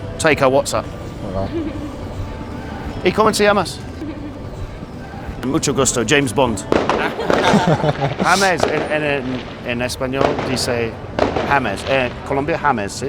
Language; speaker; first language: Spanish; non-native, learner; English